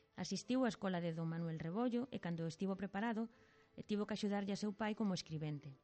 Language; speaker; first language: Galician; native; Galician